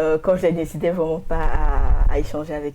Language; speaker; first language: French; non-native, local second language; Ewe